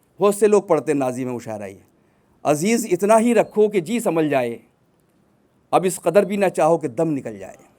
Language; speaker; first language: Urdu; native; Urdu